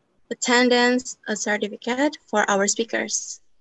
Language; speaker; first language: English; non-native, learner; Indonesian